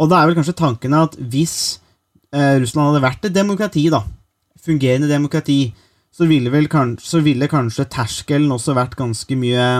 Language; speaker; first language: Norwegian; native; Norwegian